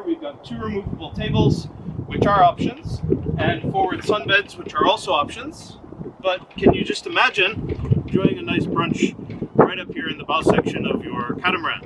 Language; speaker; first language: English; native; English